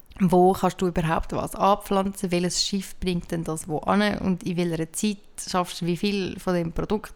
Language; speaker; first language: German; native; German